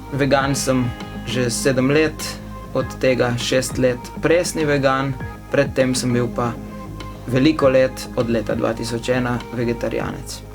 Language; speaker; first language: Slovenian; native; Slovenian